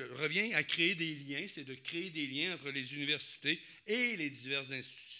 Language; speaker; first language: French; native; French